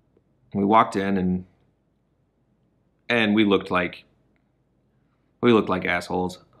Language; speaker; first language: English; native; English